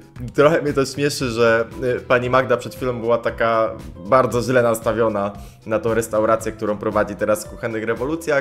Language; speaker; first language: Polish; native; Polish